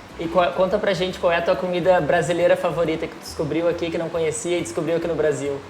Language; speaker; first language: Portuguese; native; Portuguese